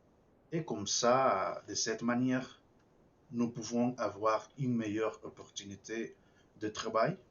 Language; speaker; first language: French; non-native, fluent; Spanish